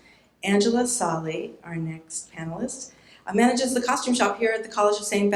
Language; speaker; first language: English; native; English